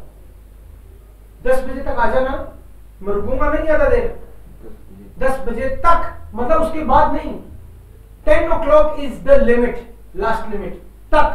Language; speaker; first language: Hindi; native; Hindi